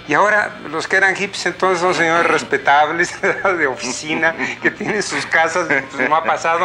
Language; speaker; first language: Spanish; native; Spanish